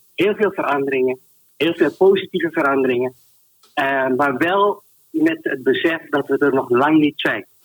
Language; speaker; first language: Dutch; native; Dutch